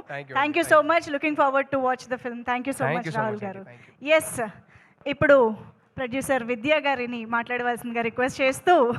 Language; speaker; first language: Telugu; native; Telugu